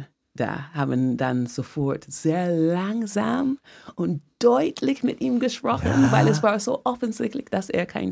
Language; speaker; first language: German; non-native, fluent; English